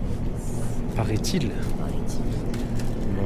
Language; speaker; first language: French; native; French